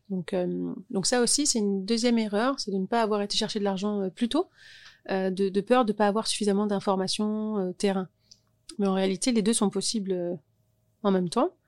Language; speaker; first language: French; native; French